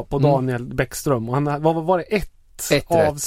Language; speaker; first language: Swedish; native; Swedish